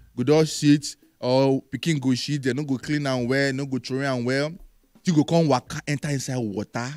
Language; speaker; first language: Nigerian Pidgin; native; Nigerian Pidgin